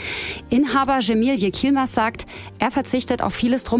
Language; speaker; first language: German; native; German